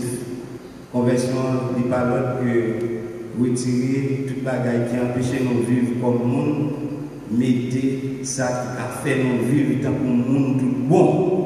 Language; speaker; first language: French; non-native, local second language; Haitian Creole